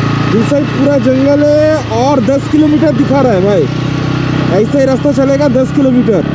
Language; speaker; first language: Hindi; non-native, local second language; Bangla